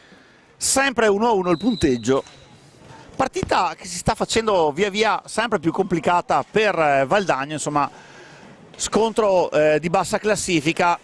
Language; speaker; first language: Italian; native; Italian